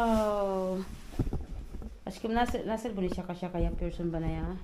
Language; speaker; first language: Turkish; non-native, learner; Filipino